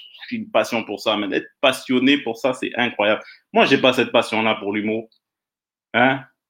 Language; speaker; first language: French; native; French